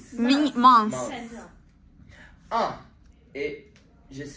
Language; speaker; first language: French; non-native, learner; Portuguese